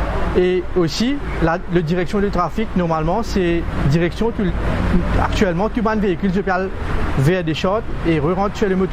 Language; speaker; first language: French; non-native, local second language; Morisyen